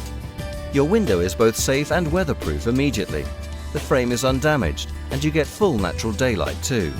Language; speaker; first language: English; native; English